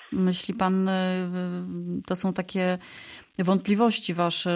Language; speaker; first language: Polish; native; Polish